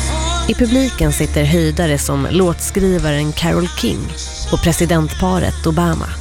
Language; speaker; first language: Swedish; native; Swedish